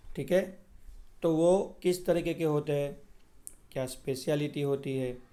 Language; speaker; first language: Hindi; non-native, local second language; Gujarati